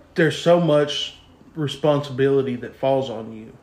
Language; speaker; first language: English; native; English